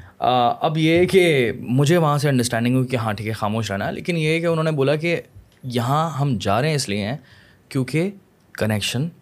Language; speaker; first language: Urdu; native; Urdu